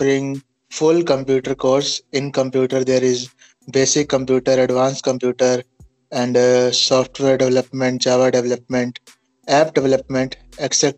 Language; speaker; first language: English; non-native, local second language; Punjabi